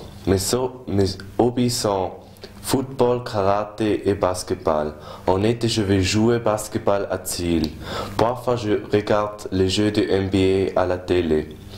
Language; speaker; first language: French; non-native, local second language; German